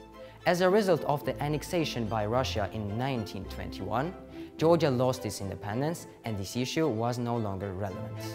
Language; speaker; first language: English; non-native, learner; Georgian